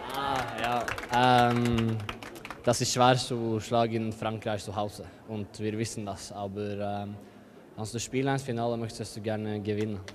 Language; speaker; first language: German; non-native, learner; Norwegian